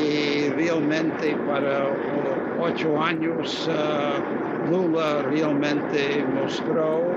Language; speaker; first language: Spanish; non-native, fluent; English